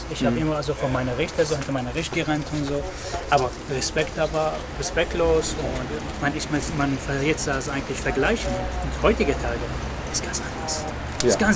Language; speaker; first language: German; non-native, learner; Arabic